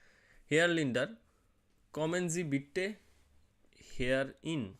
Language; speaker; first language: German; non-native, learner; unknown